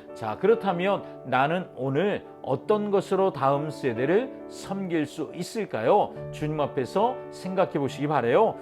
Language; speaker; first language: Korean; native; Korean